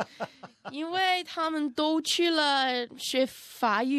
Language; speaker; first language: Chinese; non-native, learner; Russian